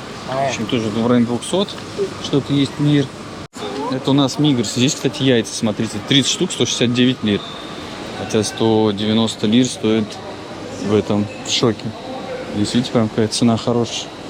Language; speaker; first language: Russian; native; Russian